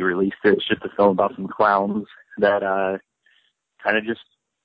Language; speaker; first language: English; native; English